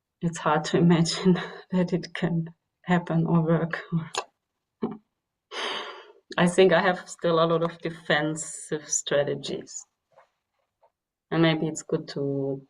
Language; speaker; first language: English; non-native, fluent; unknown